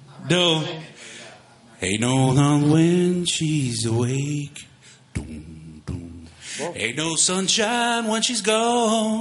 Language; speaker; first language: English; early bilingual, other home language; Spanish